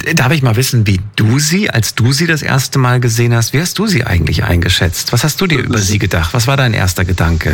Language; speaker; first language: German; native; German